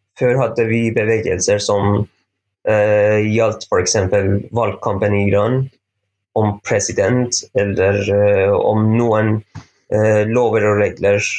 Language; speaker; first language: Norwegian; non-native, fluent; Persian